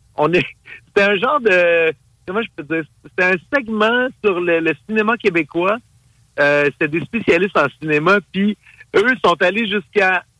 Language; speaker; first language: French; native; French